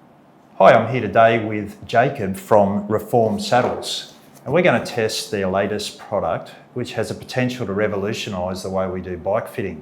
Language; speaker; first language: English; native; English